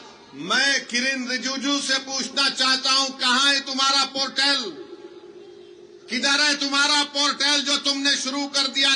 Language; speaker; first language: Urdu; native; Urdu